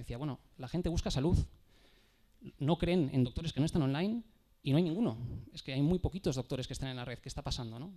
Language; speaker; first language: Spanish; native; Spanish